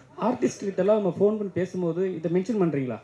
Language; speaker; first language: Tamil; native; Tamil